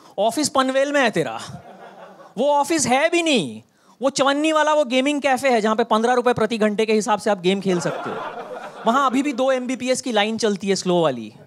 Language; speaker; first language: Hindi; non-native, local second language; Bangla